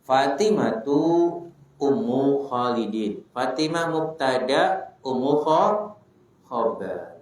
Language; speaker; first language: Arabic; non-native, fluent; Indonesian